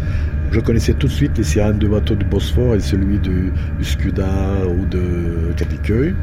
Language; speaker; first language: French; non-native, fluent; Turkish